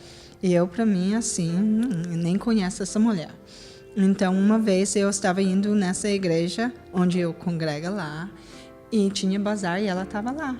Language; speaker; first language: Portuguese; non-native, fluent; English